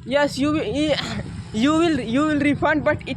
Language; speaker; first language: English; non-native, learner; Hindi